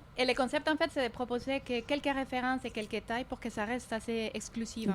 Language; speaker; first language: French; non-native, fluent; Spanish